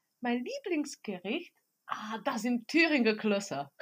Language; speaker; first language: German; non-native, fluent; Czech